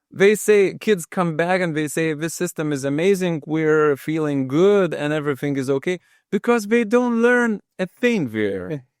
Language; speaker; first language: English; non-native, fluent; Lithuanian